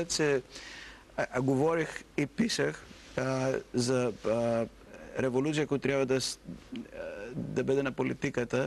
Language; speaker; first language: Bulgarian; non-native, fluent; Greek